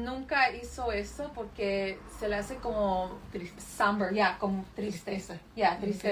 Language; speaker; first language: Spanish; early bilingual, heritage; Spanish